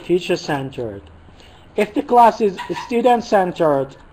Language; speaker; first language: English; non-native, fluent; Persian